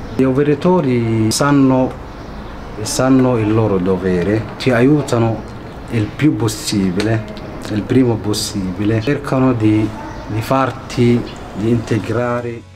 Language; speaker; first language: Italian; non-native, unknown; Somali